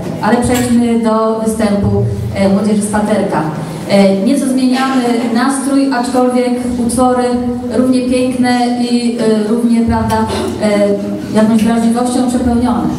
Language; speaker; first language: Polish; native; Polish